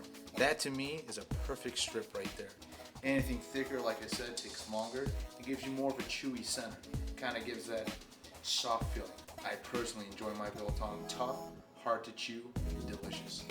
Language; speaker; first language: English; native; English